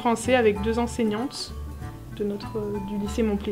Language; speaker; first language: French; native; French